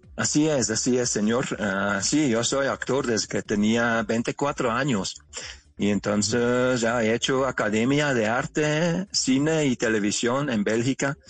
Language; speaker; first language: Spanish; non-native, fluent; Dutch